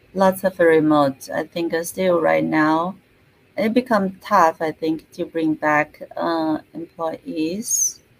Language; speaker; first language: English; non-native, fluent; Chinese